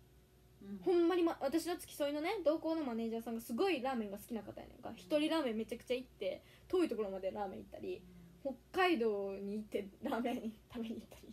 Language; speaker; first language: Japanese; native; Japanese